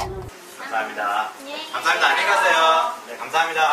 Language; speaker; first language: Korean; non-native, fluent; Nepali